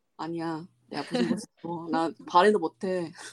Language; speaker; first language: Korean; non-native, learner; Chinese